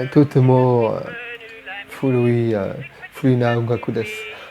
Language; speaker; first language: Japanese; non-native, learner; French